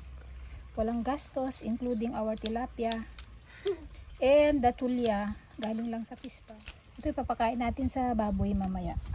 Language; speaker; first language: Filipino; non-native, local second language; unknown